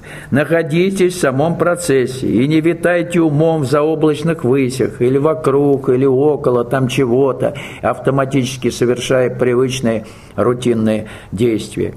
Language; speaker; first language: Russian; native; Russian